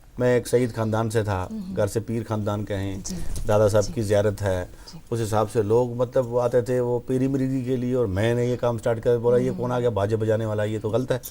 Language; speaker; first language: Hindi; non-native, local second language; Punjabi